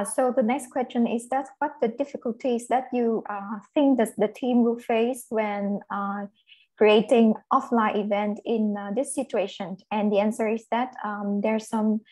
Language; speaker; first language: English; non-native, fluent; Vietnamese